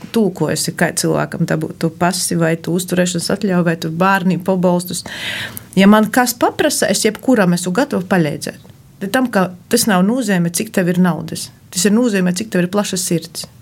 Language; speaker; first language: Latvian; non-native, fluent; Ukrainian